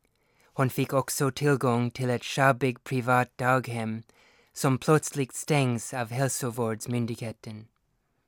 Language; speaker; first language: Swedish; non-native, fluent; English